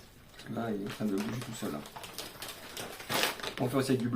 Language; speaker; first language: French; native; French